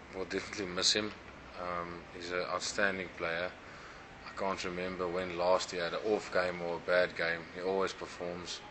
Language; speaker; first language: English; non-native, local second language; Afrikaans